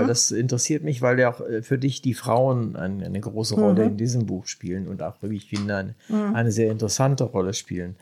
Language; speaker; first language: German; native; German